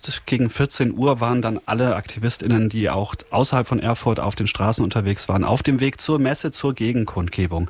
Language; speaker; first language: German; native; German